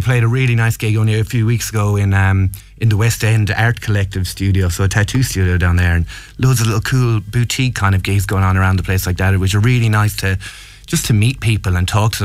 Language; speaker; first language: English; native; English